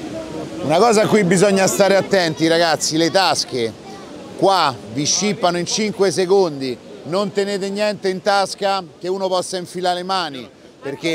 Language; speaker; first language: Italian; native; Italian